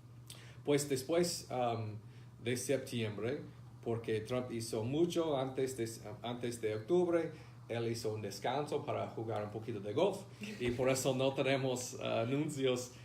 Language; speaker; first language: Spanish; non-native, fluent; English